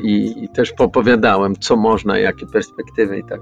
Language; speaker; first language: Polish; early bilingual, heritage; Polish